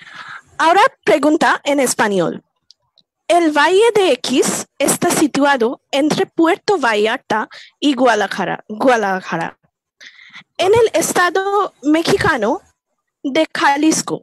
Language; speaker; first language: Spanish; non-native, learner; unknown